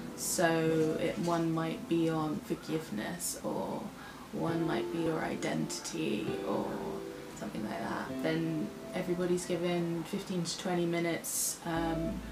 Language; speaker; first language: English; native; English